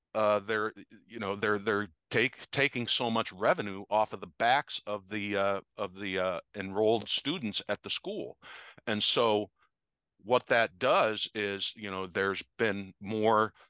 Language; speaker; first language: English; native; English